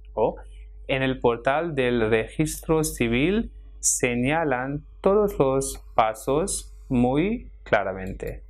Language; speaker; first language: Spanish; non-native, fluent; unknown